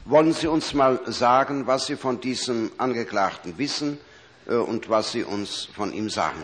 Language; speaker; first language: German; native; German